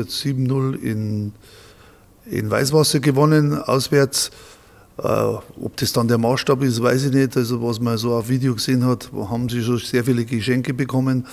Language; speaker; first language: German; native; German